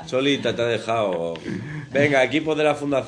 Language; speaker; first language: Spanish; native; Spanish